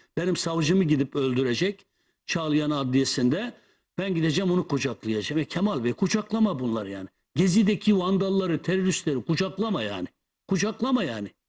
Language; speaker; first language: Turkish; non-native, local second language; Kurdish